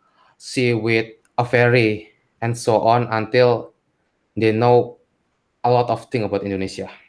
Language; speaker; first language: English; non-native, learner; Indonesian